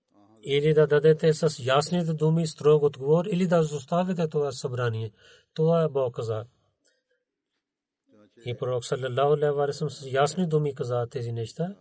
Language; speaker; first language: Bulgarian; non-native, learner; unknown